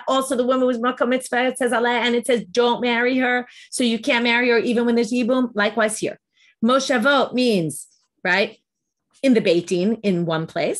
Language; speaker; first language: English; native; English